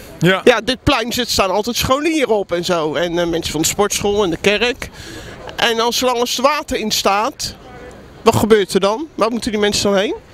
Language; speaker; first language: Dutch; native; Dutch